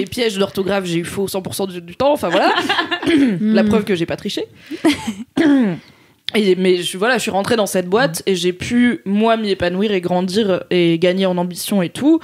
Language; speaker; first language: French; native; French